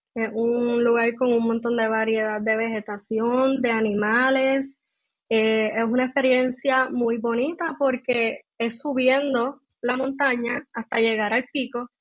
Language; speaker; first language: Spanish; native; Spanish